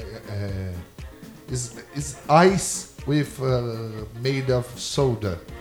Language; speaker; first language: English; non-native, learner; Portuguese